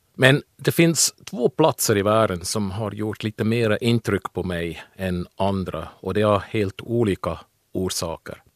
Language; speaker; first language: Swedish; non-native, fluent; German